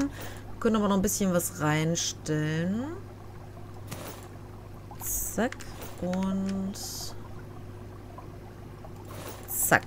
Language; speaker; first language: German; native; German